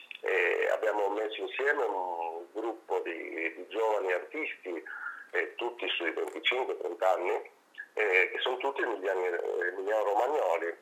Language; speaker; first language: Italian; non-native, fluent; Spanish